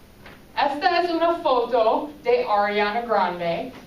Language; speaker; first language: Spanish; non-native, fluent; English